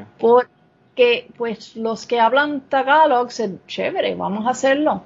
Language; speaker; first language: Spanish; non-native, fluent; English